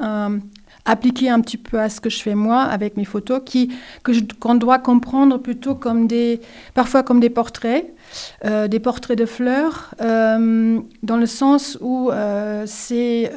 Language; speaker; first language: French; non-native, fluent; German